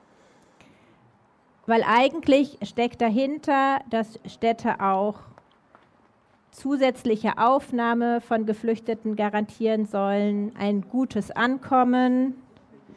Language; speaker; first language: German; native; German